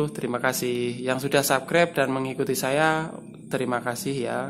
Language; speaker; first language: Indonesian; non-native, local second language; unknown